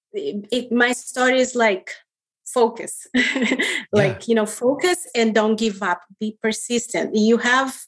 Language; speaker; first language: English; non-native, fluent; Portuguese